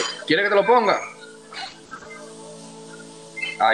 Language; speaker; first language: Spanish; native; Spanish